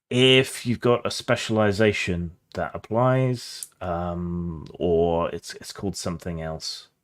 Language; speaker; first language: English; native; English